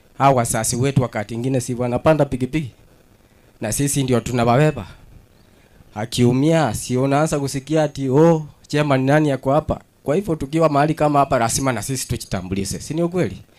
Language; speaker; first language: Swahili; non-native, local second language; Kalenjin